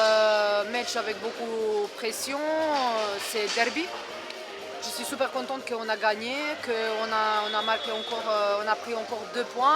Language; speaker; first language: French; non-native, fluent; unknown